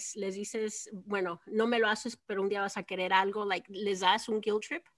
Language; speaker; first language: Spanish; early bilingual, heritage; Spanish